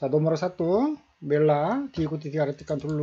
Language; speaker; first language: Korean; native; Korean